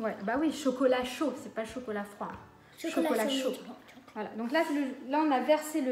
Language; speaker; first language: French; native; French